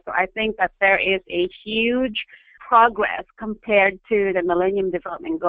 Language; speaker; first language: English; non-native, local second language; Filipino